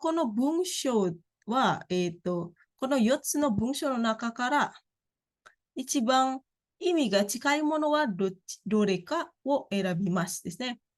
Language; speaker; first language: Japanese; non-native, fluent; Indonesian